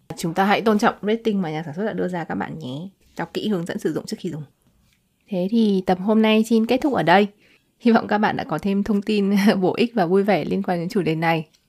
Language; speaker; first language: Vietnamese; native; Vietnamese